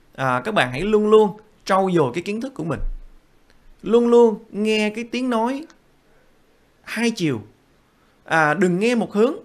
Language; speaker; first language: Vietnamese; early bilingual, other home language; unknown